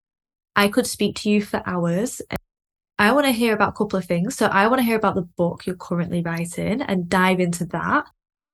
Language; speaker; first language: English; native; English